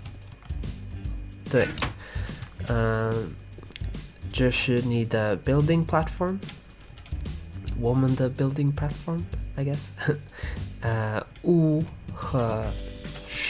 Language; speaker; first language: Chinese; early bilingual, heritage; Chinese